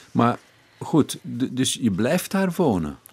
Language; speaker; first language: Dutch; native; Dutch